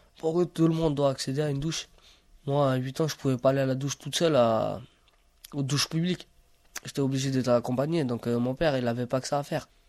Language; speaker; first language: French; early bilingual, other home language; Romany